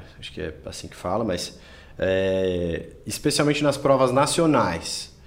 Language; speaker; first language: Portuguese; native; Portuguese